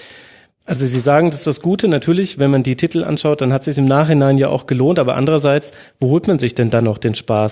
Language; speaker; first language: German; native; German